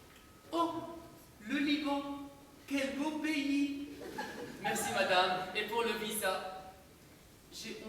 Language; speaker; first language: French; non-native, local second language; Arabic